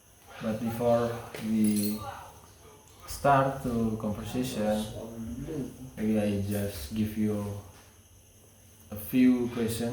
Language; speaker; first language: English; non-native, learner; Indonesian